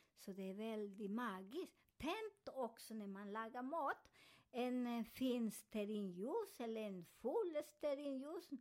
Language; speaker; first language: Swedish; non-native, fluent; Spanish